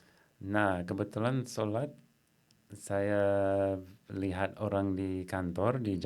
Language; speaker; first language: Indonesian; non-native, fluent; English